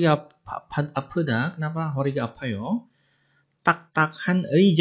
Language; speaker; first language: Korean; non-native, fluent; Indonesian